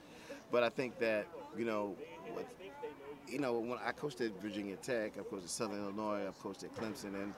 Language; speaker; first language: English; native; English